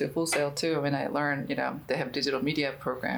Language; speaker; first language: English; non-native, fluent; Korean